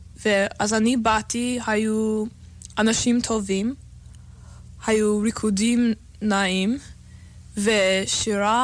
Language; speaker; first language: Hebrew; non-native, learner; English